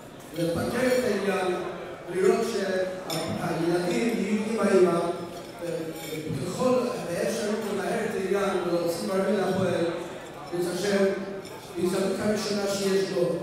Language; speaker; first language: Hebrew; non-native, fluent; English